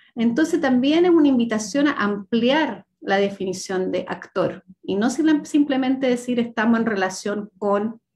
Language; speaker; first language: Spanish; native; Spanish